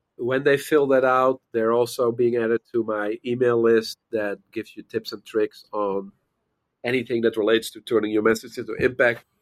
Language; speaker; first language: English; non-native, fluent; Dutch